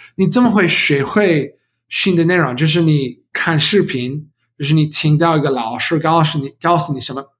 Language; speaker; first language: Chinese; non-native, learner; English